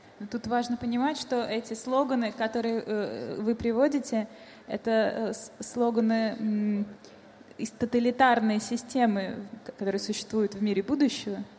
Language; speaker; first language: Russian; native; Russian